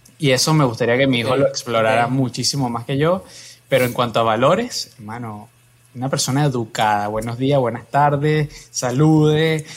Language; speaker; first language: Spanish; native; Spanish